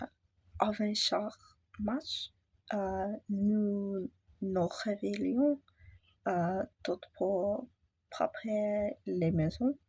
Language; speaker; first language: French; non-native, learner; English